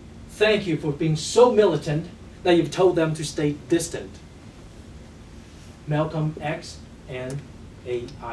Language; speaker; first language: English; non-native, fluent; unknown